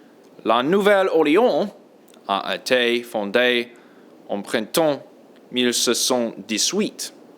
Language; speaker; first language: French; non-native, learner; English